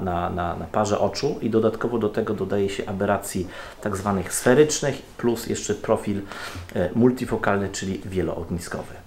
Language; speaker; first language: Polish; native; Polish